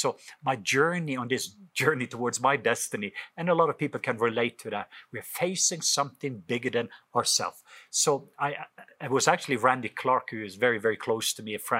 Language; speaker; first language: English; non-native, fluent; Norwegian